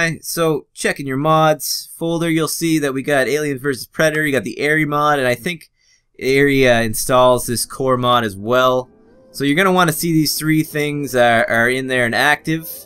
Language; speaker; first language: English; native; English